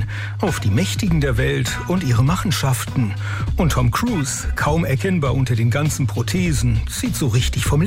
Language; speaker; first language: German; native; German